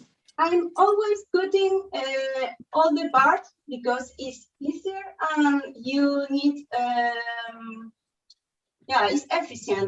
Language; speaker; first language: English; non-native, learner; Spanish